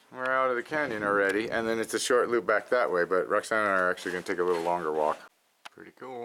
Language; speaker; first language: English; native; English